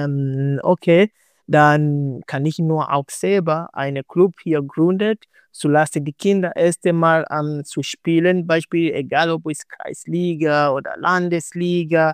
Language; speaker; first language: German; non-native, learner; Swahili